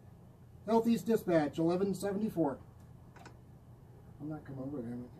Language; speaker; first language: English; native; English